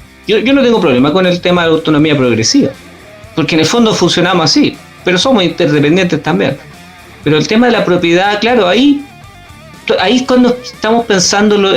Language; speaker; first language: Spanish; native; Spanish